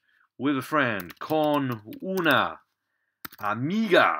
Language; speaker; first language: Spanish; non-native, fluent; English